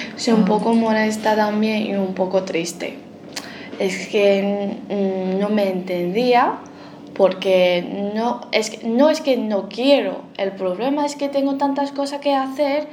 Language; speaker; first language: Spanish; non-native, fluent; Chinese